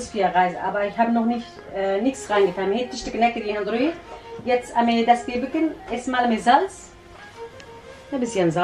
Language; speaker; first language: German; non-native, learner; Kurdish